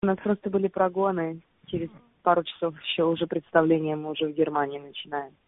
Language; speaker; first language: Russian; native; Russian